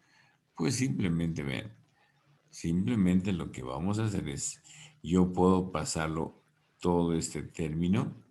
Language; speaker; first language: Spanish; native; Spanish